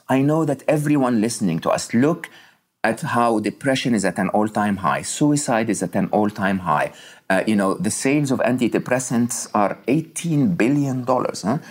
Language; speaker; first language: English; non-native, fluent; Arabic